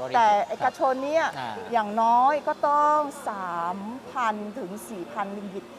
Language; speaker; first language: Thai; non-native, fluent; Malay